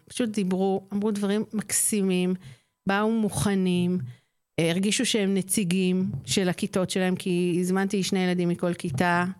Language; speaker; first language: Hebrew; native; Hebrew